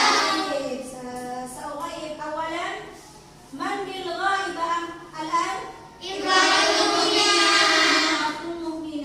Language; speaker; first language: Arabic; non-native, fluent; Indonesian